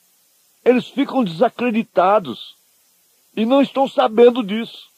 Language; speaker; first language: Portuguese; native; Portuguese